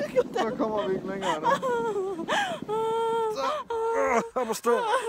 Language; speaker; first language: Danish; native; Danish